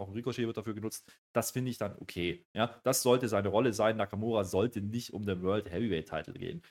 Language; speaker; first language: German; native; German